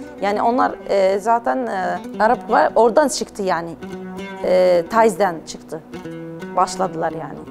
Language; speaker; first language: Turkish; non-native, learner; Arabic